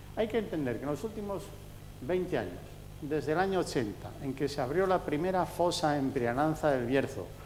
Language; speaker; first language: Spanish; native; Spanish